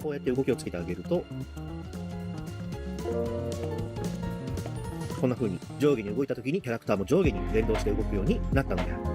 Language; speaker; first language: Japanese; native; Japanese